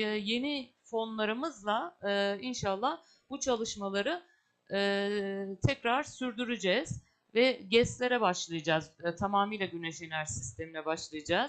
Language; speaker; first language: Turkish; native; Turkish